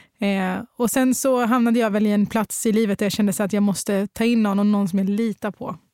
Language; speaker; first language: Swedish; early bilingual, other home language; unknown